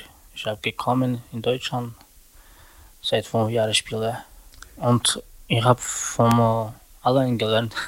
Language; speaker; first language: German; non-native, learner; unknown